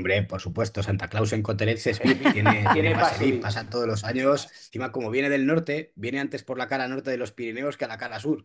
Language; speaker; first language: Spanish; native; Spanish